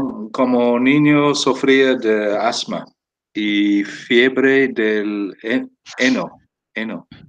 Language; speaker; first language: Spanish; non-native, fluent; English